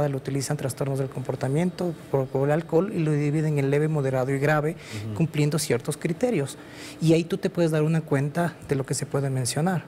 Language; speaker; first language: Spanish; native; Spanish